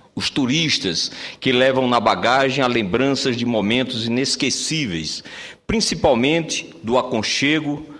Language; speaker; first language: Portuguese; native; Portuguese